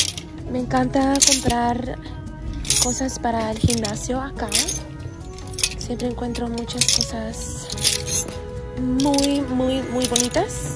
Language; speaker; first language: Spanish; early bilingual, heritage; Spanish